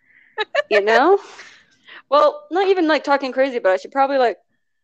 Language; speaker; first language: English; native; English